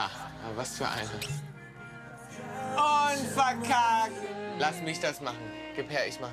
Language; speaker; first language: German; native; German